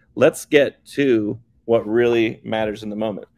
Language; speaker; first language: English; native; English